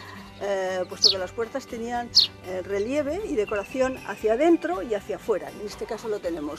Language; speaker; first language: Spanish; native; Spanish